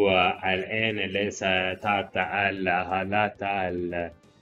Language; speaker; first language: Arabic; non-native, learner; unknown